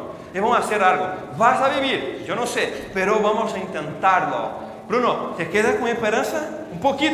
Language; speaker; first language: Spanish; non-native, fluent; Portuguese